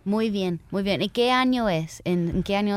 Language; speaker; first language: Spanish; early bilingual, heritage; Spanish